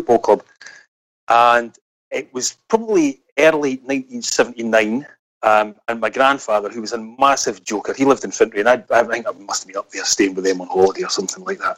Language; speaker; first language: English; native; English